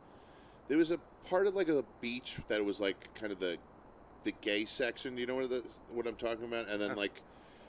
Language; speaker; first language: English; native; English